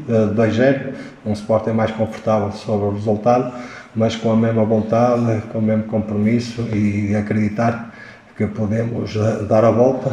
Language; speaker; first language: Portuguese; native; Portuguese